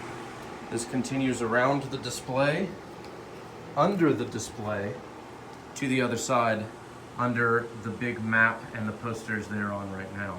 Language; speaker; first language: English; native; English